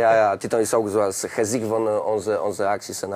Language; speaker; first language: Dutch; non-native, learner; Polish